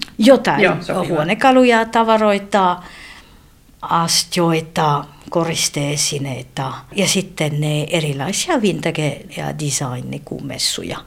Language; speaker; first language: Finnish; non-native, fluent; French